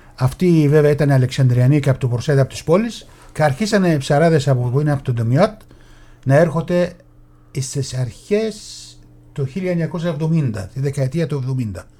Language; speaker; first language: Greek; non-native, fluent; Arabic